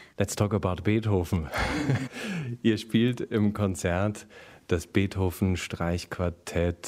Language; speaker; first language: German; native; German